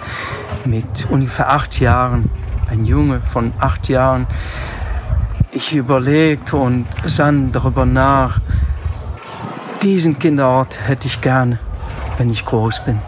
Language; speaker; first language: German; native; German